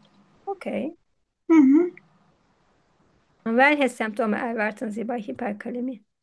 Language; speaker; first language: German; non-native, fluent; Turkish